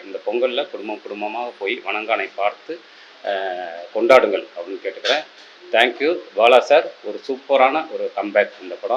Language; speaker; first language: Tamil; native; Tamil